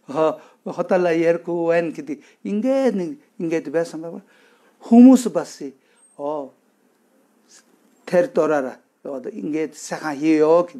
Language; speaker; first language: Mongolian; non-native, fluent; Tibetan